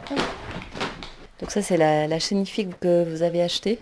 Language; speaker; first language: French; native; French